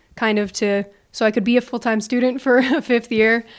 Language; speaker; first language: English; native; English